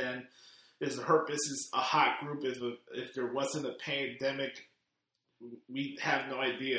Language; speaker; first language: English; native; English